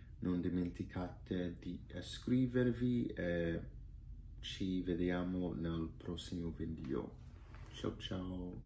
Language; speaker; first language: Italian; non-native, learner; English